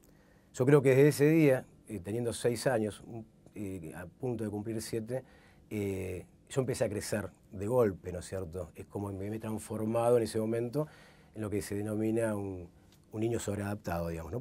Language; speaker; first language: Spanish; native; Spanish